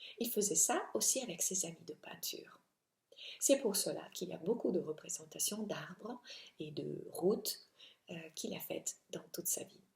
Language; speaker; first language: French; non-native, fluent; Italian